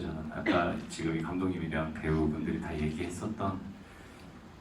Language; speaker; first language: Korean; native; Korean